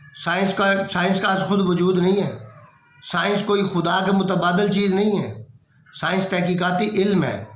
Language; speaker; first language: Urdu; non-native, local second language; Punjabi